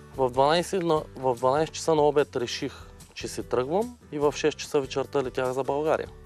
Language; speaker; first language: Bulgarian; native; Bulgarian